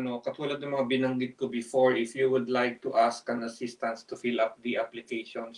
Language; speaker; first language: English; non-native, local second language; Filipino